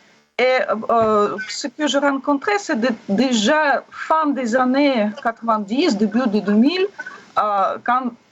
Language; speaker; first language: French; non-native, learner; Russian